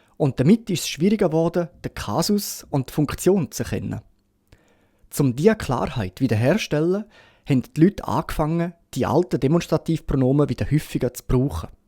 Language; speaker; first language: German; native; German